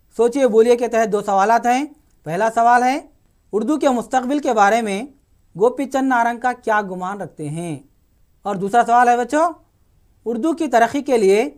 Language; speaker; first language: Urdu; native; Urdu